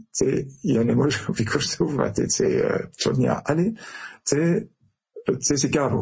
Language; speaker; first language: Ukrainian; non-native, learner; French